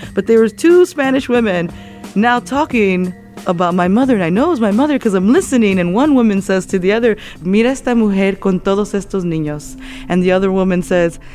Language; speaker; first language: English; early bilingual, other home language; Spanish